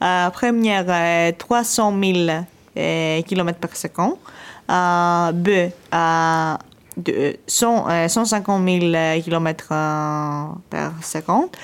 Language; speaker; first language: French; non-native, learner; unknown